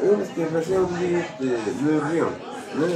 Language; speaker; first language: French; non-native, fluent; Spanish